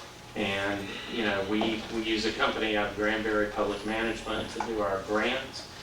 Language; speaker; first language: English; native; English